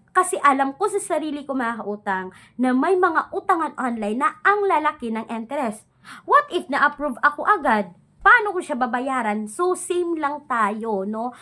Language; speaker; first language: Filipino; non-native, local second language; Cebuano